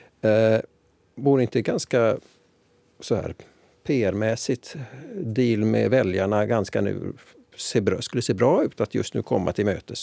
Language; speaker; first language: Swedish; native; Swedish